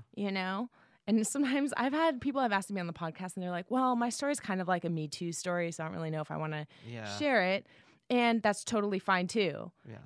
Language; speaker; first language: English; native; English